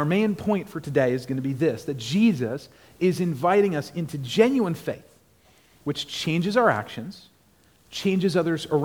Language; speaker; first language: English; native; English